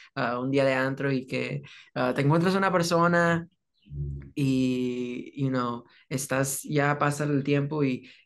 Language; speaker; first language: Spanish; early bilingual, heritage; Spanish